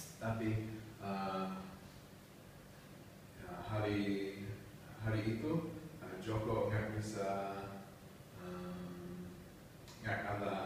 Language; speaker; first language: Indonesian; non-native, learner; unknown